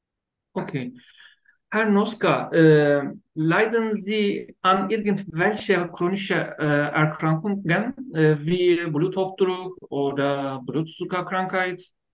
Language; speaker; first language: German; non-native, learner; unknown